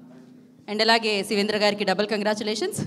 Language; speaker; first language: Telugu; native; Telugu